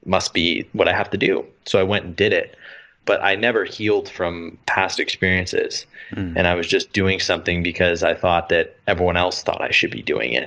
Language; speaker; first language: English; native; English